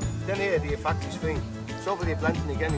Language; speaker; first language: Danish; non-native, fluent; English